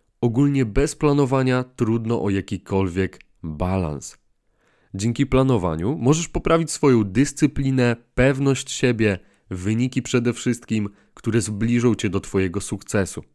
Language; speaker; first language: Polish; native; Polish